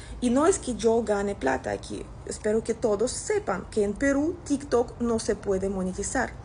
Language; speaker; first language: Spanish; non-native, fluent; Russian